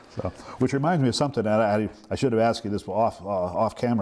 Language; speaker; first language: English; native; English